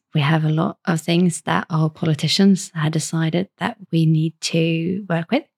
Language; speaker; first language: English; non-native, fluent; Swedish